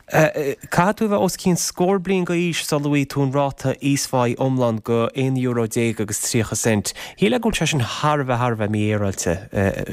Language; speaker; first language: Irish; native; Irish